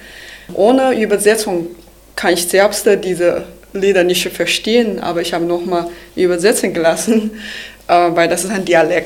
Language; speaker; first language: German; non-native, learner; Chinese